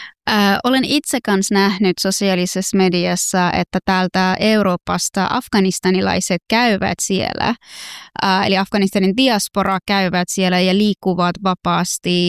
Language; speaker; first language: Finnish; non-native, fluent; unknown